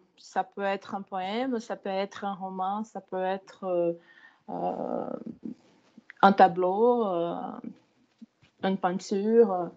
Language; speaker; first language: French; non-native, fluent; Portuguese